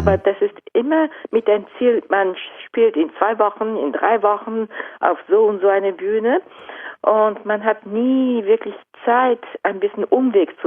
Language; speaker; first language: German; non-native, fluent; Japanese